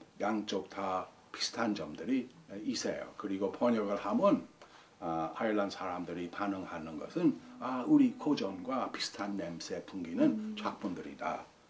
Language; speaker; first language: Korean; non-native, fluent; English